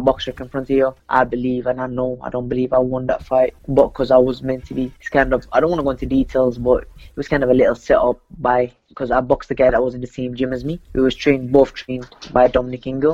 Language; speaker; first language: English; native; English